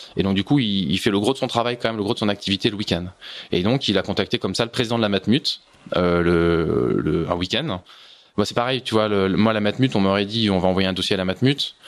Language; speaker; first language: French; native; French